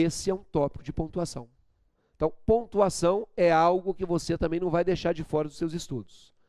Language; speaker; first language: Portuguese; native; Portuguese